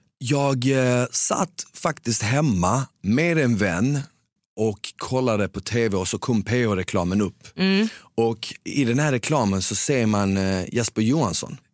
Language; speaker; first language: Swedish; early bilingual, other home language; Bosnian